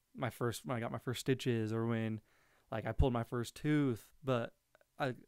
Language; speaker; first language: English; native; English